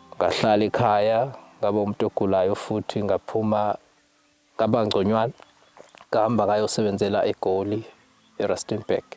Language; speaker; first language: Zulu; native; Zulu